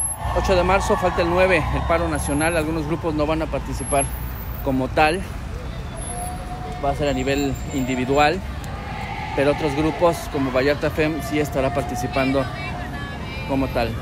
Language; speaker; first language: Spanish; native; Spanish